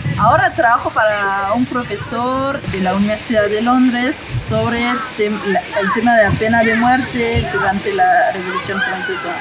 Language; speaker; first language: Spanish; non-native, fluent; French